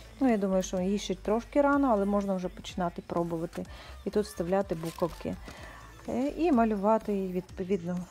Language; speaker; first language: Ukrainian; non-native, local second language; Russian